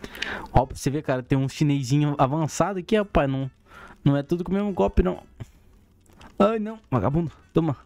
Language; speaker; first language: Portuguese; native; Portuguese